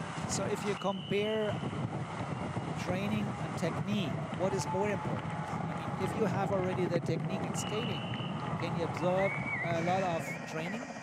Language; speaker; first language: English; non-native, fluent; German